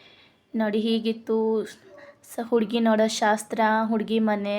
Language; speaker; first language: Kannada; native; Kannada